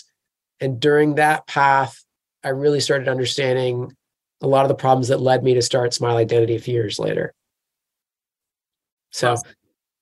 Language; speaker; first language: English; native; English